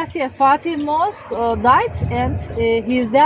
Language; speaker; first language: English; non-native, learner; Turkish